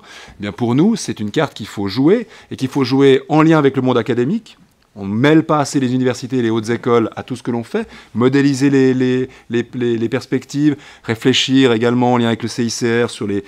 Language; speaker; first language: French; native; French